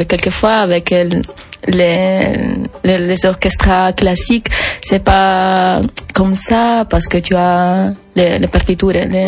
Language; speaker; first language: French; non-native, learner; Italian